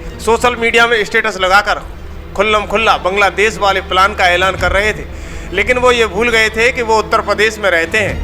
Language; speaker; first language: Hindi; native; Hindi